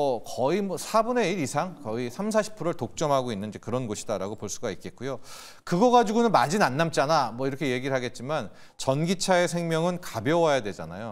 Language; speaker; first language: Korean; native; Korean